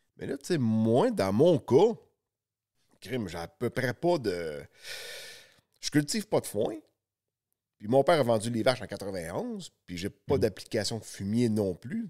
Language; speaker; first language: French; native; French